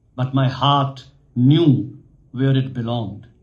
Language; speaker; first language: English; non-native, local second language; Urdu